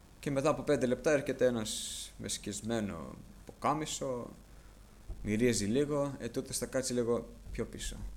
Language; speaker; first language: Greek; early bilingual, heritage; Greek